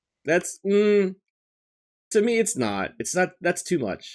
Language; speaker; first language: English; native; English